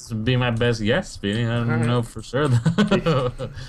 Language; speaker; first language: English; native; English